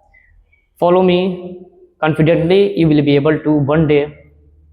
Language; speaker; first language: English; non-native, learner; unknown